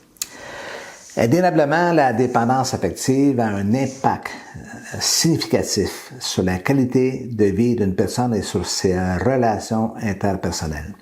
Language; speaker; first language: French; native; French